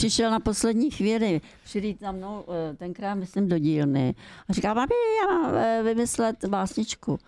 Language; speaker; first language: Czech; native; Czech